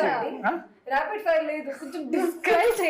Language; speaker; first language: Telugu; non-native, fluent; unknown